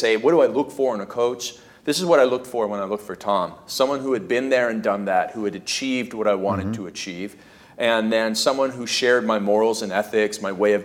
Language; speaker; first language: English; native; English